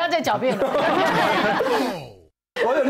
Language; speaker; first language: Chinese; native; Chinese